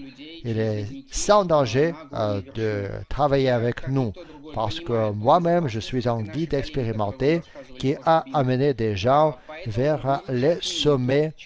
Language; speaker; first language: French; non-native, fluent; Russian